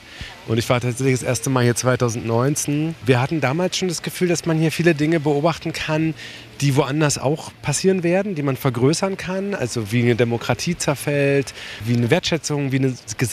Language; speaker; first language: German; native; German